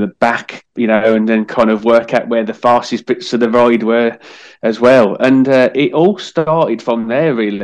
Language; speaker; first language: English; native; English